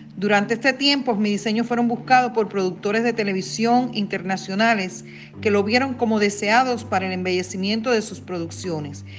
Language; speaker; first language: Spanish; native; Spanish